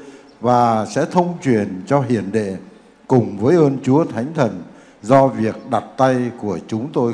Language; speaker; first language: Vietnamese; native; Vietnamese